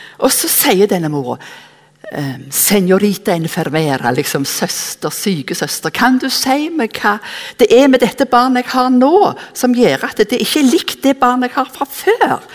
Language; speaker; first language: Norwegian; native; Norwegian